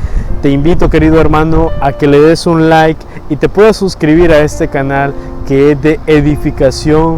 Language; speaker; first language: Spanish; native; Spanish